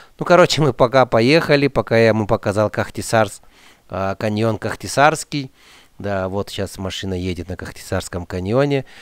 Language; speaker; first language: Russian; non-native, fluent; Azerbaijani